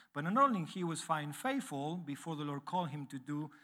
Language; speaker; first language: English; non-native, fluent; Spanish